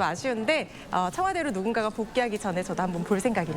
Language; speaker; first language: Korean; native; Korean